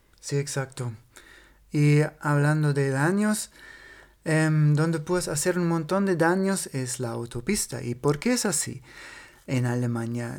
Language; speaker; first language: Spanish; non-native, fluent; German